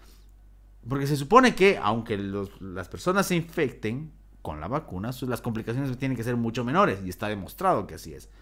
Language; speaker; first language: Spanish; native; Spanish